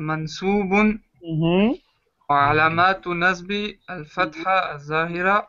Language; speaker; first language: Arabic; non-native, learner; French